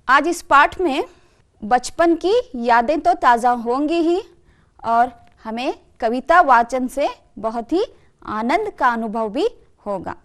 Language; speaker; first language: Hindi; non-native, local second language; Kannada